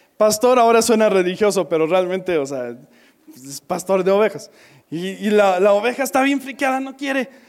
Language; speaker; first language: Spanish; non-native, fluent; English